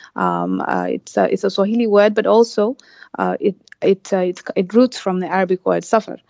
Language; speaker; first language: English; non-native, local second language; Swahili